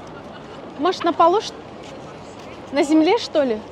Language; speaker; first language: Russian; non-native, local second language; Uzbek